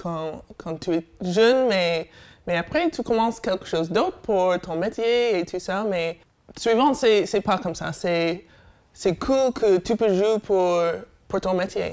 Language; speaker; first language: French; non-native, learner; English